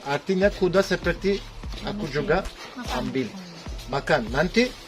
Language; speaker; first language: Indonesian; non-native, fluent; Turkish